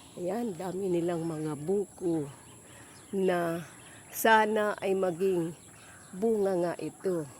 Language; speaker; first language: Filipino; native; Filipino